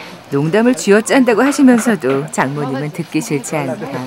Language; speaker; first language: Korean; native; Korean